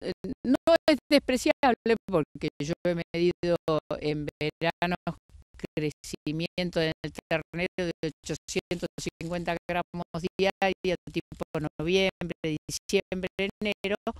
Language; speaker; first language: Spanish; native; Spanish